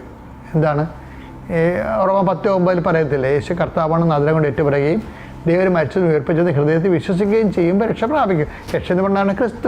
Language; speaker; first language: Malayalam; native; Malayalam